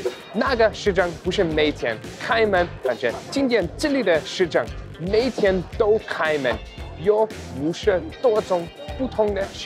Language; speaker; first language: Chinese; non-native, fluent; German